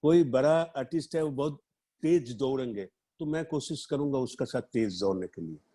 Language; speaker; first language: Hindi; non-native, local second language; Bangla